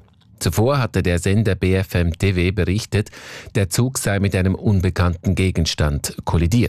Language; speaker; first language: German; native; German